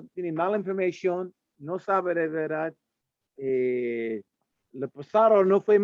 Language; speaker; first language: Spanish; non-native, learner; English